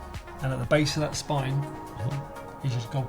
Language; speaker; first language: English; native; English